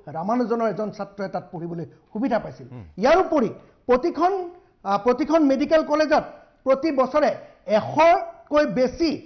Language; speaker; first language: Assamese; native; Assamese